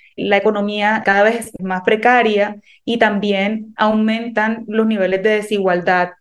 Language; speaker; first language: Spanish; native; Spanish